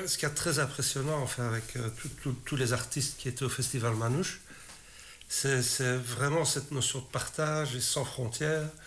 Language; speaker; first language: French; native; French